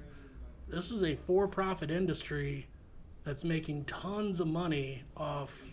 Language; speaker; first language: English; native; English